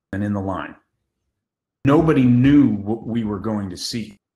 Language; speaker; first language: English; native; English